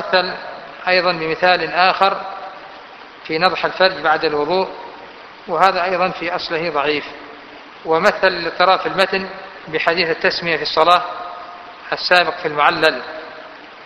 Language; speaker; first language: Arabic; native; Arabic